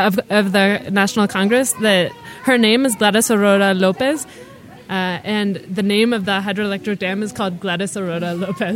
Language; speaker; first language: English; native; English